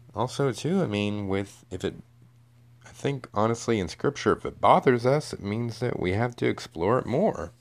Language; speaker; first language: English; native; English